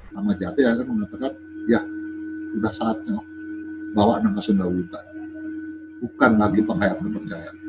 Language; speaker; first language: Indonesian; native; Indonesian